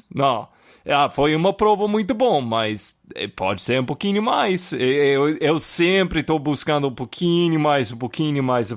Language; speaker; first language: Portuguese; non-native, fluent; English